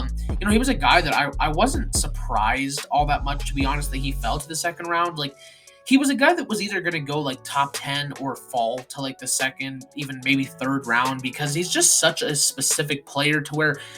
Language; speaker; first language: English; native; English